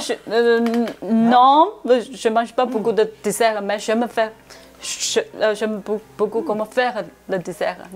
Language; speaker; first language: French; non-native, learner; Chinese